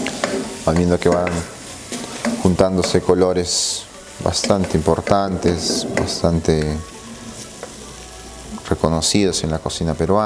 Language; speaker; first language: Spanish; native; Spanish